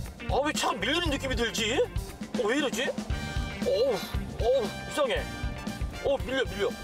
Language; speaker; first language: Korean; native; Korean